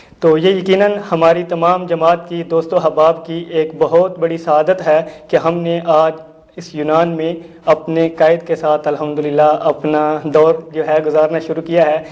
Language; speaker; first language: Urdu; non-native, local second language; Punjabi